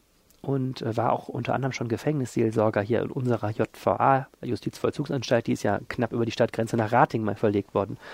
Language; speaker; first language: German; native; German